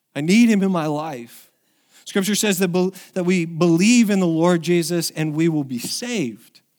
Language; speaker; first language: English; native; English